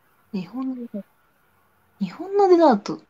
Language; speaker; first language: Japanese; native; Japanese